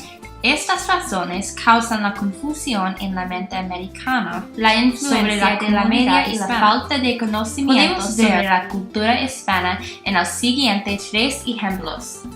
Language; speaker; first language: Spanish; non-native, learner; English